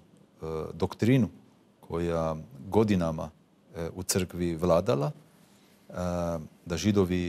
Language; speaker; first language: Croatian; non-native, fluent; Hebrew